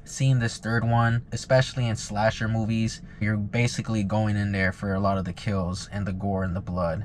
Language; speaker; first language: English; native; English